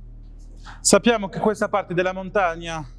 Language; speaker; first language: Italian; non-native, learner; French